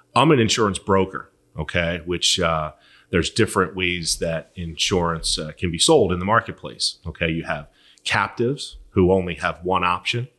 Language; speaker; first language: English; native; English